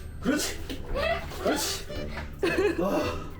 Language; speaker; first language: Korean; non-native, learner; Vietnamese